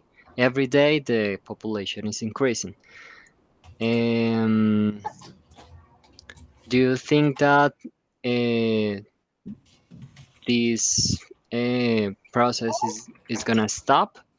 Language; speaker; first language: English; non-native, fluent; Spanish